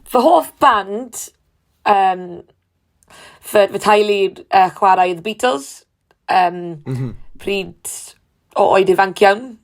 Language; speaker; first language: Welsh; non-native, learner; English